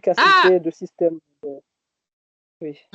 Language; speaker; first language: French; non-native, local second language; Arabic